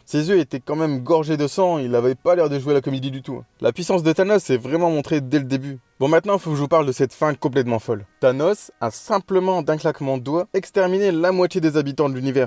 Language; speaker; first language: French; native; French